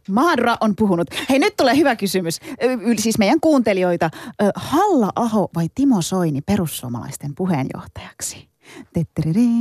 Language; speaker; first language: Finnish; early bilingual, other home language; Turkish